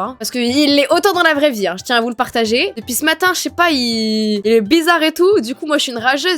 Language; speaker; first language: French; native; French